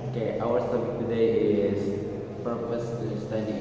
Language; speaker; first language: English; non-native, learner; Indonesian